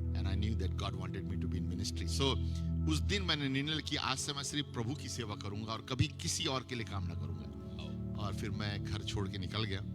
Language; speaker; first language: Hindi; native; Hindi